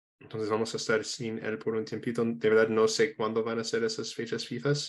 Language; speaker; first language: Spanish; non-native, fluent; English